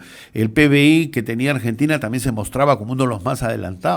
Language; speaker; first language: Spanish; native; Spanish